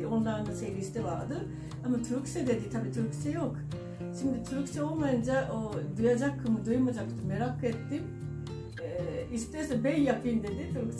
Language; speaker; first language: Turkish; non-native, fluent; Japanese